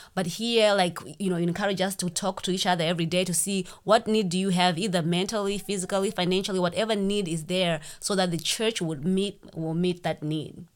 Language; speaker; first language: English; non-native, local second language; Shona